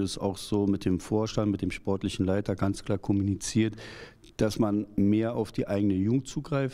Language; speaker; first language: German; native; German